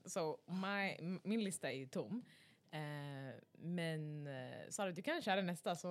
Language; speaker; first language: Swedish; early bilingual, other home language; Arabic